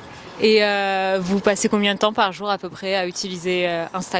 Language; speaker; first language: French; native; French